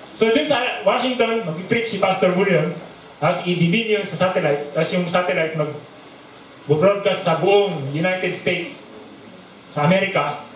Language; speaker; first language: Filipino; non-native, local second language; Bikol